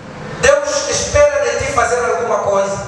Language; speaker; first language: Portuguese; non-native, fluent; Lingala